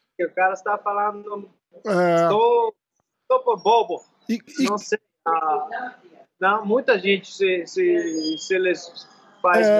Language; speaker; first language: Portuguese; non-native, learner; English